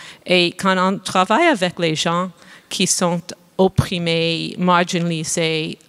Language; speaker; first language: French; non-native, fluent; English